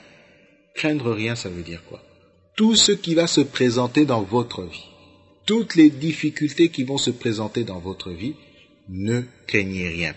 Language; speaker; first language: French; non-native, local second language; Lingala